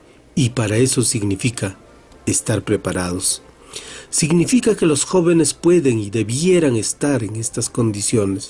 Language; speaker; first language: Spanish; native; Spanish